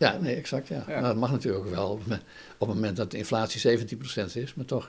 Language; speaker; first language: Dutch; native; Dutch